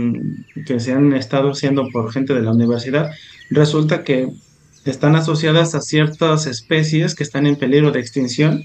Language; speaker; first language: Spanish; native; Spanish